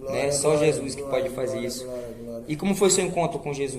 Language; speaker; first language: Portuguese; native; Portuguese